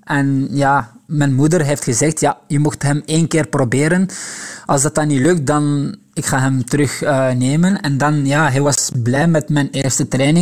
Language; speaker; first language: Dutch; non-native, local second language; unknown